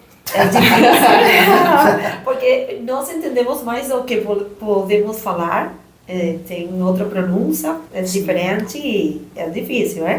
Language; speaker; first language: Portuguese; non-native, learner; Spanish